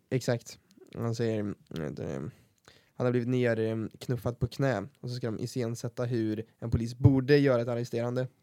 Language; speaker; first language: Swedish; native; Swedish